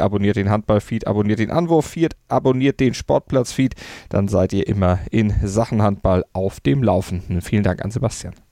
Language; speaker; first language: German; native; German